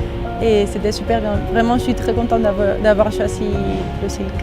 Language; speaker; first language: French; non-native, fluent; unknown